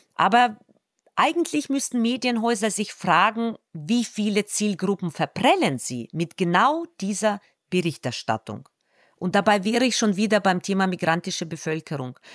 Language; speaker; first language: German; non-native, fluent; Russian